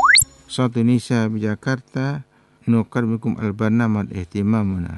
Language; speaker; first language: Arabic; non-native, fluent; Indonesian